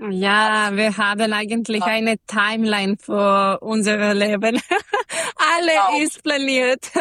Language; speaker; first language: German; non-native, fluent; Serbian